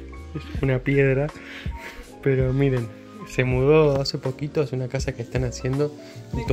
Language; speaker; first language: Spanish; native; Spanish